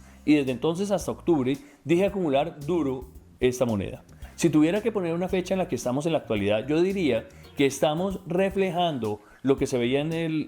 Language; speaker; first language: Spanish; native; Spanish